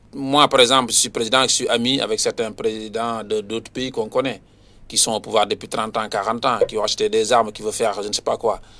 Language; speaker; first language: French; non-native, local second language; Wolof